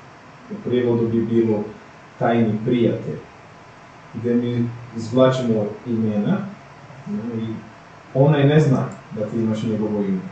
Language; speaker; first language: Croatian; non-native, fluent; Portuguese